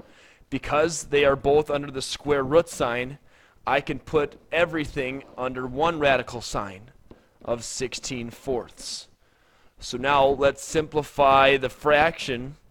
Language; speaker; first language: English; native; English